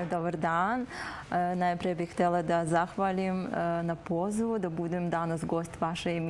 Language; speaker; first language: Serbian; non-native, learner; Azerbaijani